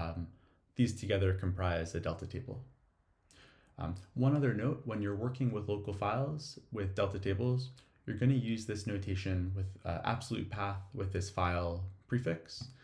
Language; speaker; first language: English; native; English